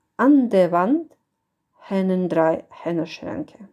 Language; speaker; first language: German; non-native, fluent; Russian